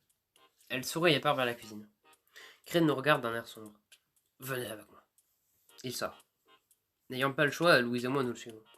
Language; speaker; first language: French; native; French